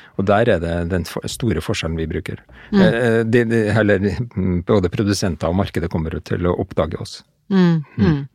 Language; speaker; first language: Norwegian; native; Norwegian